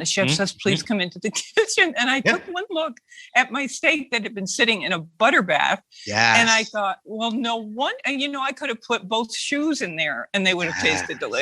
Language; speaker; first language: English; native; English